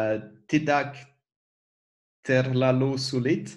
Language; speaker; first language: Indonesian; non-native, learner; French